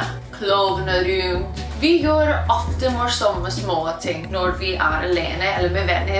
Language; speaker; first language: Norwegian; non-native, learner; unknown